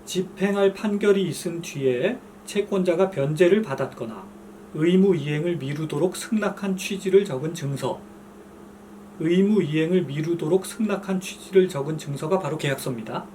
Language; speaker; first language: Korean; native; Korean